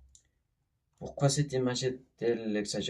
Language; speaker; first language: French; non-native, learner; Spanish